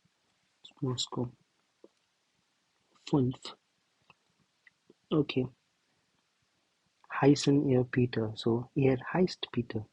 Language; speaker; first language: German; non-native, learner; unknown